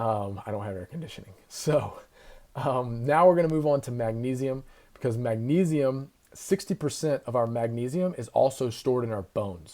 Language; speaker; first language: English; native; English